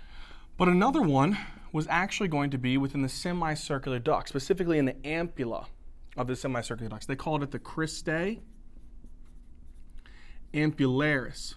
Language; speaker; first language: English; native; English